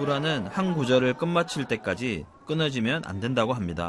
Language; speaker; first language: Korean; native; Korean